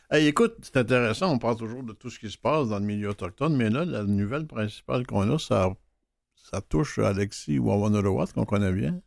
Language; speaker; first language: French; native; French